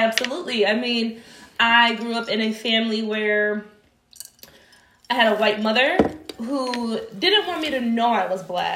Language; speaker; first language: English; native; English